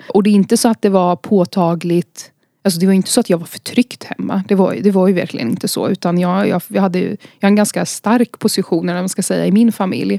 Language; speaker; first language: Swedish; early bilingual, other home language; Arabic